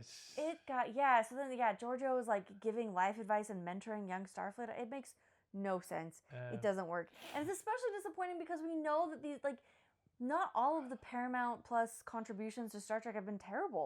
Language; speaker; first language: English; native; English